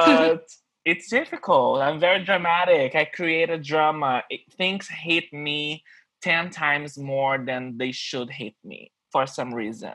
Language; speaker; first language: English; non-native, fluent; Portuguese